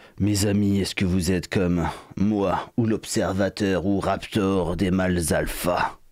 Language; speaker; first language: French; native; French